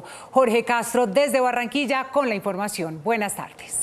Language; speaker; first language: Spanish; native; Spanish